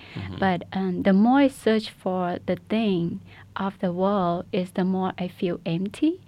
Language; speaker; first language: English; non-native, fluent; Burmese